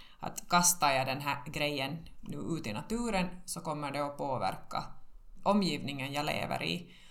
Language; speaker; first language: Swedish; native; Swedish